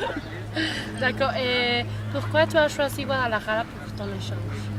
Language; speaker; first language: French; non-native, learner; Spanish